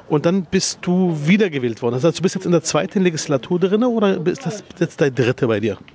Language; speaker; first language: German; early bilingual, other home language; Arabic